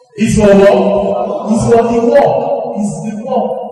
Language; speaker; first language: English; non-native, local second language; Yoruba